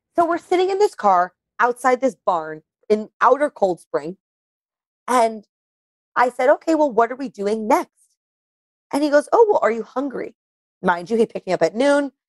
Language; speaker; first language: English; native; English